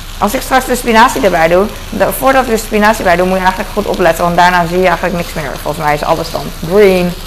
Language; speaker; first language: Dutch; early bilingual, other home language; Cantonese